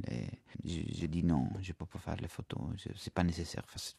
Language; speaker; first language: French; non-native, learner; Italian